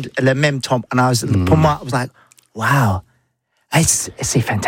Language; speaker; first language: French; non-native, learner; English